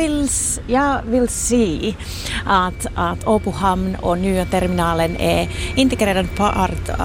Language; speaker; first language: Swedish; non-native, local second language; Finnish